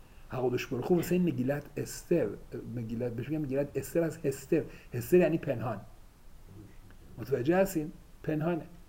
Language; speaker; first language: Persian; native; Persian